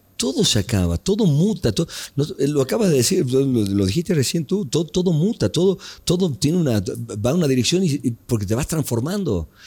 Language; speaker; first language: Spanish; native; Spanish